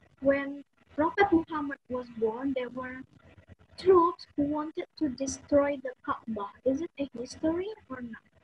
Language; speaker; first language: English; non-native, fluent; Indonesian